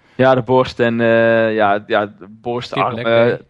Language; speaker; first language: Dutch; native; Dutch